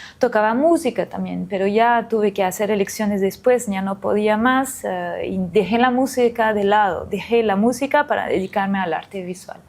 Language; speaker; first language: Spanish; non-native, fluent; French